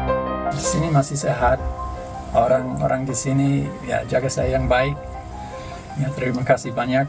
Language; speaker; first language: Indonesian; non-native, learner; English